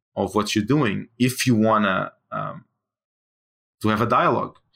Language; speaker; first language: English; non-native, fluent; Portuguese